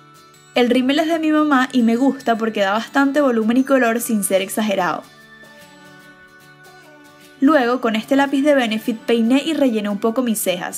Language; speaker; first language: Spanish; native; Spanish